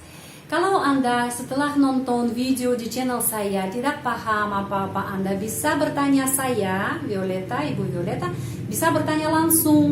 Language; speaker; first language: Indonesian; non-native, fluent; Russian